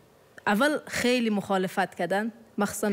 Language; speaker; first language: Persian; native; Persian